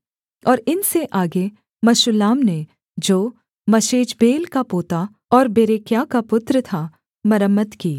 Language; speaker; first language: Hindi; native; Hindi